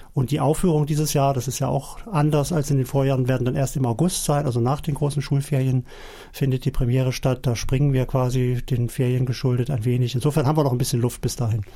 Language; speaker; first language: German; native; German